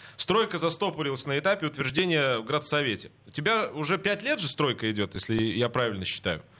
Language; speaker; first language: Russian; native; Russian